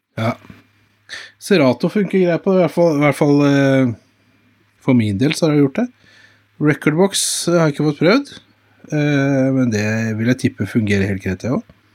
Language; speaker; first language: Norwegian; native; Norwegian